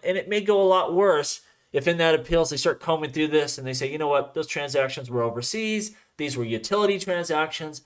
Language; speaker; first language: English; native; English